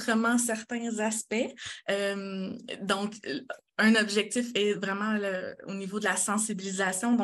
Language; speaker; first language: French; native; French